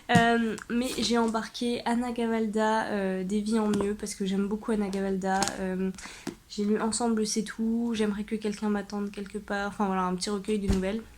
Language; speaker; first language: French; native; French